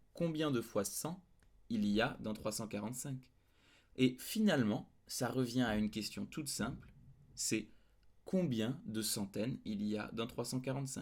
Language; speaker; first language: French; native; French